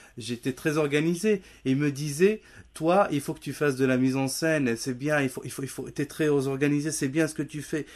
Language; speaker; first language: French; non-native, local second language; Riffian